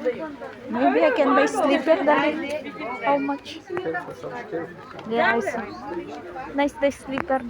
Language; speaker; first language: English; non-native, learner; Filipino